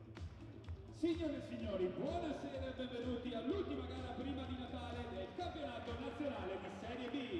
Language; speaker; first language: Italian; native; Italian